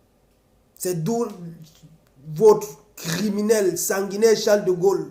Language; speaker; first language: French; non-native, local second language; Basaa